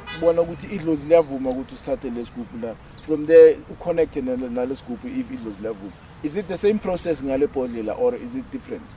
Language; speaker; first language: Zulu; non-native, local second language; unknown